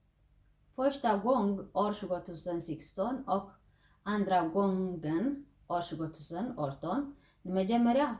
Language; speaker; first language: Swedish; non-native, fluent; Tigrinya